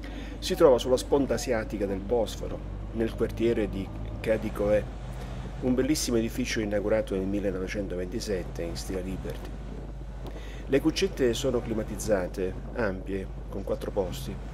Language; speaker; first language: Italian; native; Italian